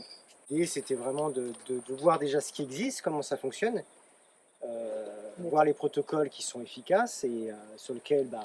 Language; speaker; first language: French; native; French